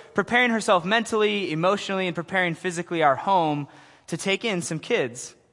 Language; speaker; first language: English; native; English